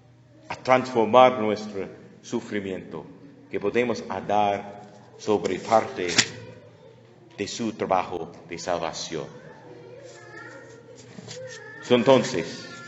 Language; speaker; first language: Spanish; non-native, fluent; English